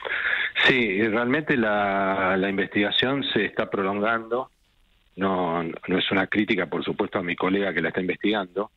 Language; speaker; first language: Spanish; native; Spanish